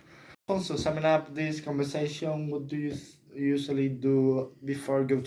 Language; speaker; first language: English; non-native, learner; Spanish